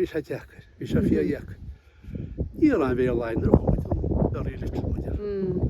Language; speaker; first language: Irish; native; Irish